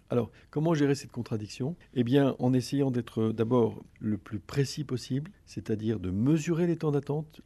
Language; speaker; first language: French; native; French